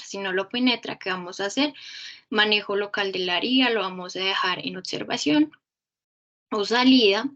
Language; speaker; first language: Spanish; native; Spanish